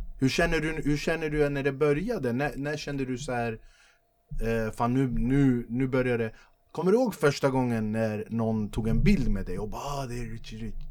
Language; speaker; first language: Swedish; early bilingual, other home language; Kurdish